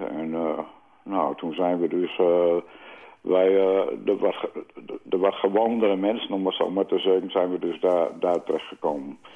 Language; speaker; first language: Dutch; early bilingual, other home language; English